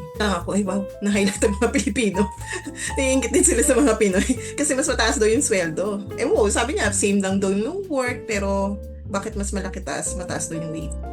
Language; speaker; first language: Filipino; native; Filipino